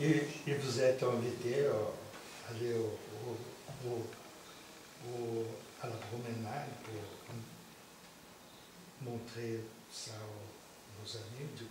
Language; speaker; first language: French; non-native, fluent; Portuguese